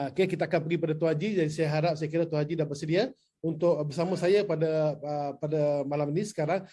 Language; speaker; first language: Malay; non-native, local second language; Chinese